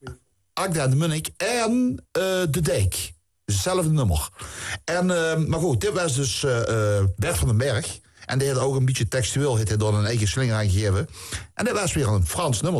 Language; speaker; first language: Dutch; native; Dutch